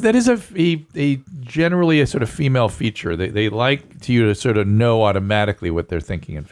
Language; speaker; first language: English; native; English